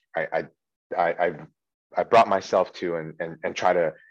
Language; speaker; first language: English; early bilingual, other home language; Chinese